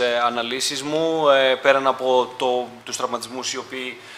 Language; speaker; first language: Greek; native; Greek